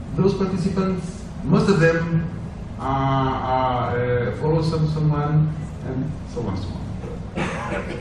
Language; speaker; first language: English; non-native, fluent; Portuguese